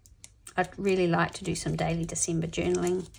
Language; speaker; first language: English; native; English